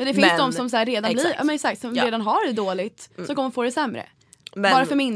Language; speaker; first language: Swedish; native; Swedish